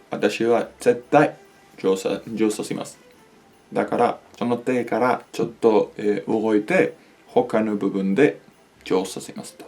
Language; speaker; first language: Japanese; non-native, learner; Spanish